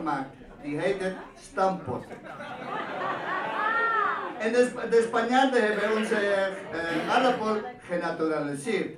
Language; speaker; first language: Dutch; non-native, learner; Spanish